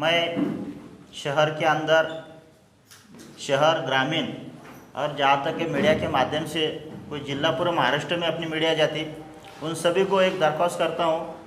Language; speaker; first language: Hindi; non-native, local second language; Marathi